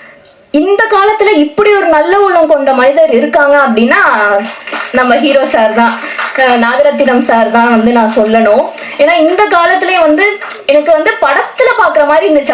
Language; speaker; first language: Tamil; native; Tamil